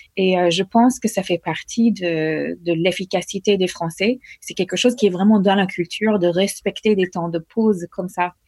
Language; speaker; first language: French; non-native, fluent; English